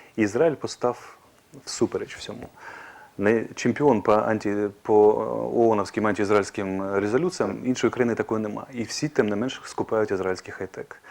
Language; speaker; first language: Ukrainian; non-native, local second language; Russian